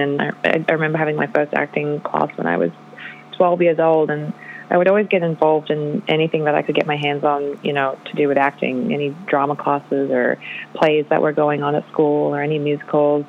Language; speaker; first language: English; non-native, local second language; Polish